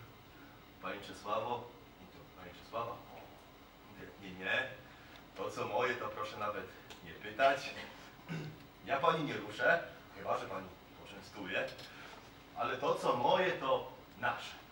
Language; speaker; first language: Polish; non-native, fluent; Kurdish